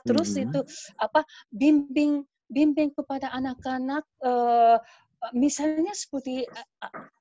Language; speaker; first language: Indonesian; non-native, learner; Japanese